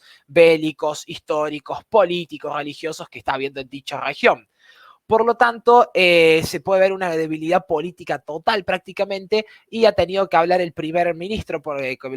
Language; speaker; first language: Spanish; native; Spanish